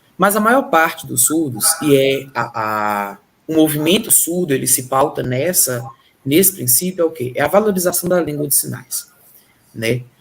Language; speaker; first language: Portuguese; native; Portuguese